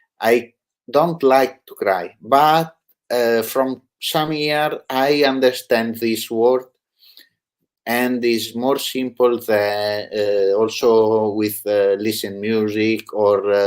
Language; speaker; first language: English; non-native, learner; Italian